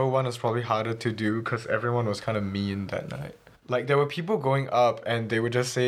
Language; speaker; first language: English; early bilingual, other home language; Chinese